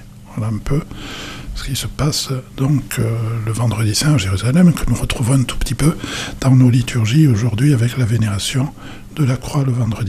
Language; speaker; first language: French; native; French